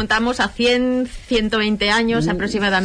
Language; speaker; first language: Spanish; native; Spanish